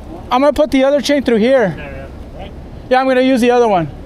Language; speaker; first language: English; early bilingual, other home language; Spanish